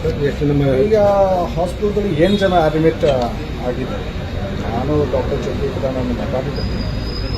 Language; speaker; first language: Kannada; non-native, fluent; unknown